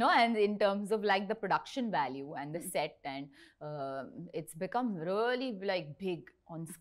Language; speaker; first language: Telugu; non-native, learner; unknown